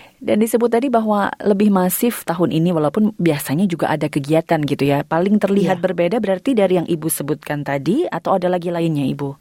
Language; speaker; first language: Indonesian; native; Indonesian